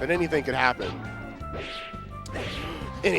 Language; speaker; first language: English; native; English